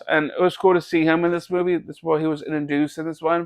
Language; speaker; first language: English; native; English